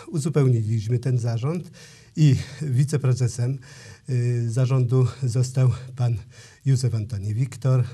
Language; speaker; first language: Polish; native; Polish